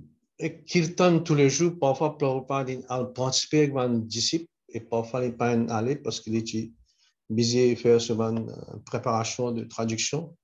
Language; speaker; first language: French; non-native, local second language; Morisyen